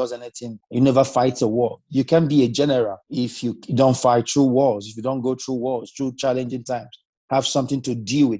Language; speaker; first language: English; non-native, local second language; Igbo